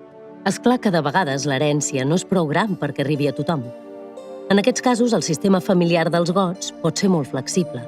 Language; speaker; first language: Catalan; native; Catalan